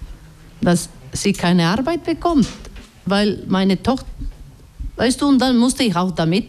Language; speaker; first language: German; non-native, learner; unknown